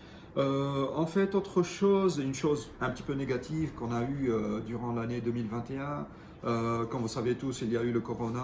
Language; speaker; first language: French; non-native, local second language; Arabic